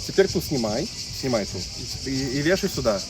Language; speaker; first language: Russian; native; Russian